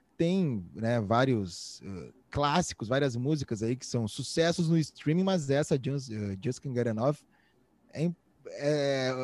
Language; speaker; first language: Portuguese; native; Portuguese